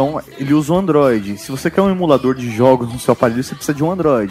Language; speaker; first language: Portuguese; native; Portuguese